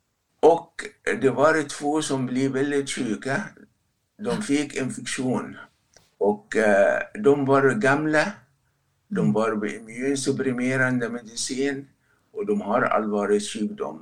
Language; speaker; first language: Swedish; non-native, fluent; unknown